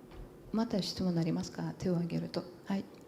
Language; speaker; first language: Japanese; non-native, fluent; Portuguese